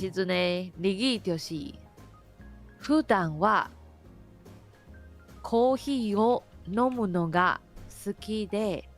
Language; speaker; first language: Japanese; non-native, fluent; Min Nan Chinese